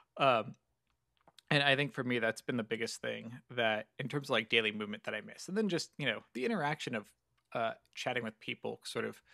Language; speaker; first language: English; native; English